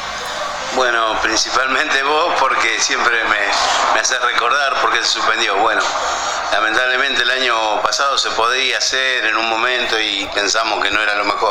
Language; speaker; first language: Spanish; native; Spanish